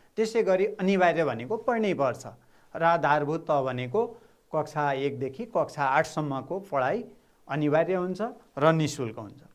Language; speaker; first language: Nepali; non-native, local second language; Bhojpuri